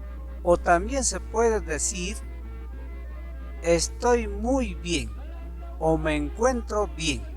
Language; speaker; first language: Spanish; non-native, local second language; Quechua